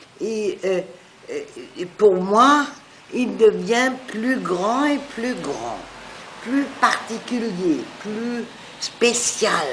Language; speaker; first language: French; non-native, fluent; German